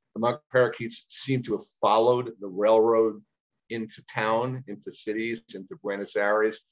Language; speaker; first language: English; native; English